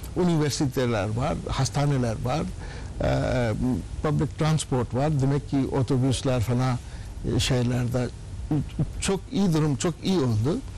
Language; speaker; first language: Turkish; non-native, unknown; Urdu